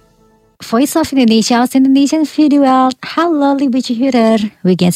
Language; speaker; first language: German; non-native, fluent; Indonesian